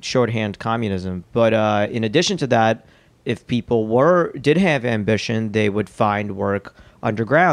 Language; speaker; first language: English; early bilingual, other home language; Russian